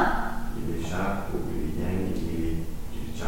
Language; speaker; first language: Russian; non-native, learner; Hungarian